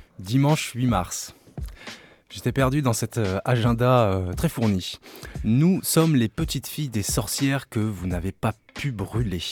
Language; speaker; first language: French; native; French